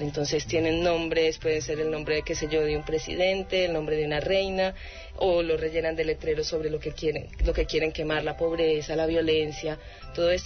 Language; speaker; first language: Spanish; native; Spanish